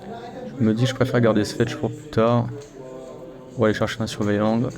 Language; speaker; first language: French; native; French